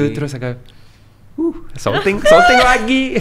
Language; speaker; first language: Indonesian; non-native, learner; English